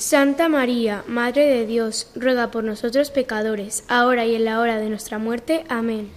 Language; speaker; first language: Spanish; native; Spanish